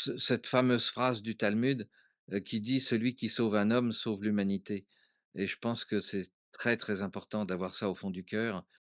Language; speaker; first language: French; native; French